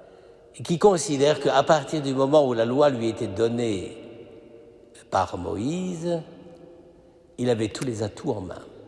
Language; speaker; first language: French; native; French